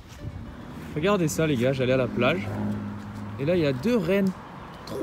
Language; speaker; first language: French; native; French